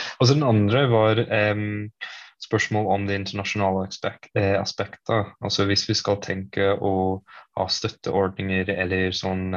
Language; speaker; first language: Norwegian; non-native, fluent; English